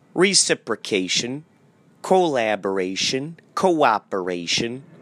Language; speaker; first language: English; native; English